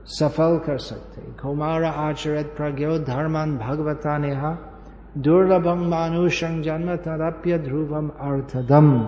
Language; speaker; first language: Hindi; non-native, fluent; English